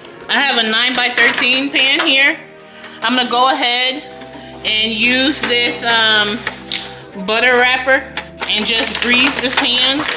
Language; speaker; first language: English; native; English